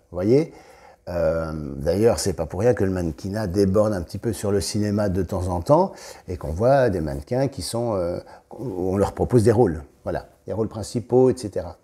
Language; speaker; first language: French; native; French